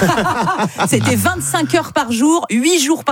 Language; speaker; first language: French; native; French